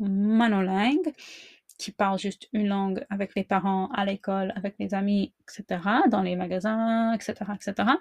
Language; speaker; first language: French; non-native, fluent; English